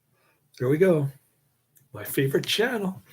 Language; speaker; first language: English; native; English